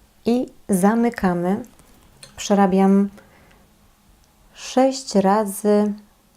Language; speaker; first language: Polish; native; Polish